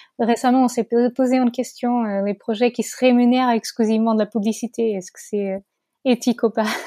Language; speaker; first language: French; non-native, fluent; Portuguese